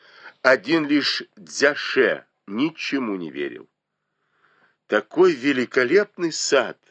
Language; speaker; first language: Russian; native; Russian